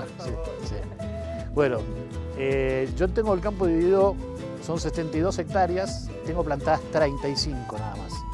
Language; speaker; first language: Spanish; native; Spanish